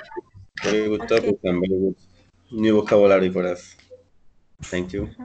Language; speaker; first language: English; non-native, learner; Spanish